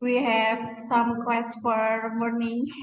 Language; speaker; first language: English; non-native, learner; Indonesian